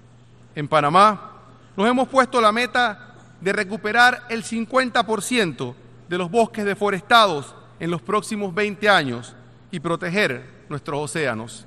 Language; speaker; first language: Spanish; native; Spanish